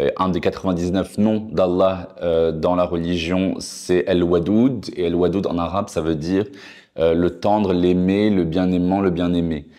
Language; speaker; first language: French; non-native, local second language; Arabic